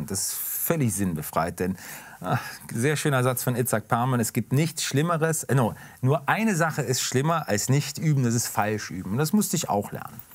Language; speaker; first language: German; native; German